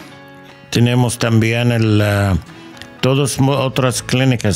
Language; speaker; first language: Spanish; non-native, learner; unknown